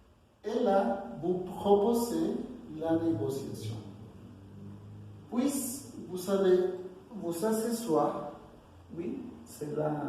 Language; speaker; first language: French; non-native, learner; Spanish